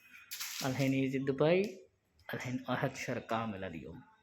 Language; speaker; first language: Arabic; non-native, learner; Bangla